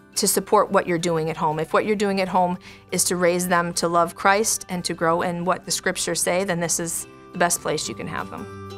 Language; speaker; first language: English; native; English